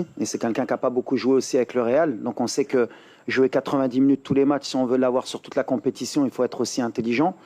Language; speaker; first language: French; native; French